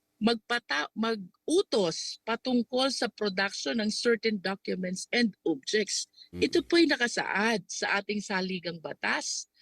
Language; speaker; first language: Filipino; native; Filipino